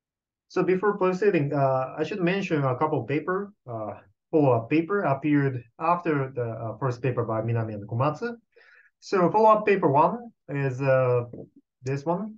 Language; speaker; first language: English; non-native, fluent; Japanese